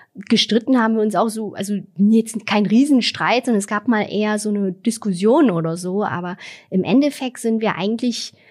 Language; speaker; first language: German; non-native, fluent; Vietnamese